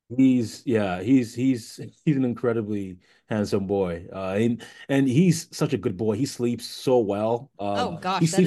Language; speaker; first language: English; early bilingual, other home language; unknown